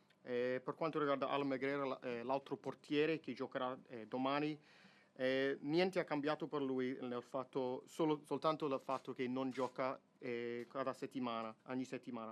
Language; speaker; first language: Italian; non-native, fluent; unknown